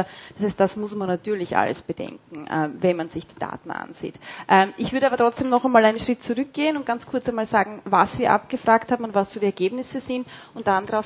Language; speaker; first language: German; native; German